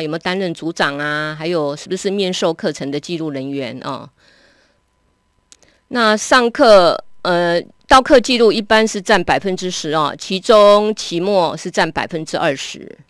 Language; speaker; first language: Chinese; native; Chinese